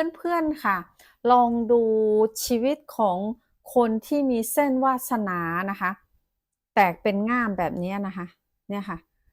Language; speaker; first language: Thai; non-native, local second language; Chinese